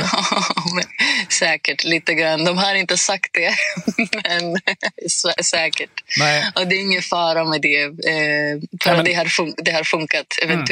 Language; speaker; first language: Swedish; non-native, fluent; Greek